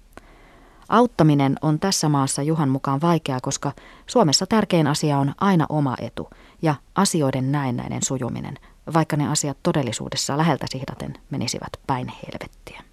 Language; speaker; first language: Finnish; native; Finnish